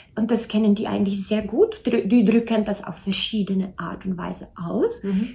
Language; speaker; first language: German; non-native, learner; Czech